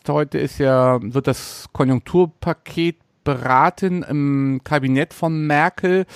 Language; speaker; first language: German; native; German